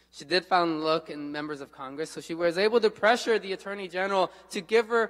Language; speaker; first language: English; native; English